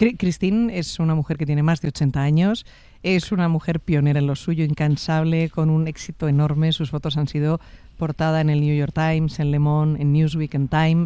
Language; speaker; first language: Spanish; native; Spanish